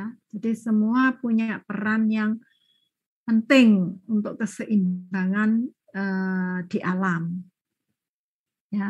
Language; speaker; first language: Indonesian; native; Indonesian